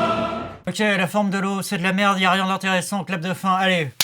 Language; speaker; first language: French; native; French